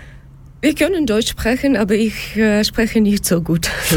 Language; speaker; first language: German; non-native, learner; Ukrainian